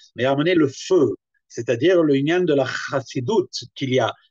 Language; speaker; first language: French; native; French